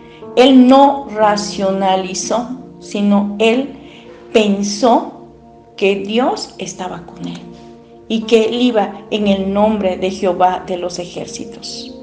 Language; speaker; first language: Spanish; native; Spanish